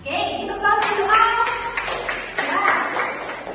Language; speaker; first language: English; non-native, learner; Indonesian